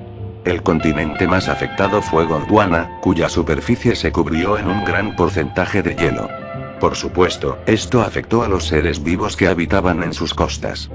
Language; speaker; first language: Spanish; native; Spanish